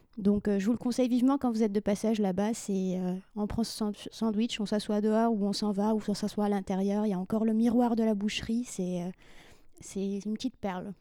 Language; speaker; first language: French; non-native, local second language; Arabic